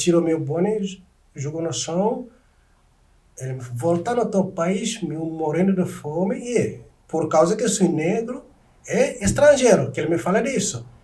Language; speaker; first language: Portuguese; non-native, learner; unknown